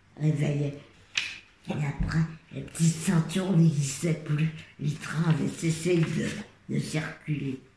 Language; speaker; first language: French; native; French